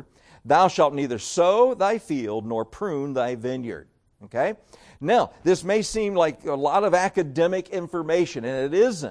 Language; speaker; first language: English; native; English